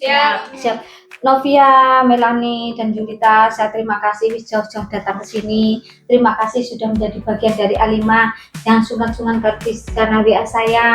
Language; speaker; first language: Indonesian; non-native, local second language; Javanese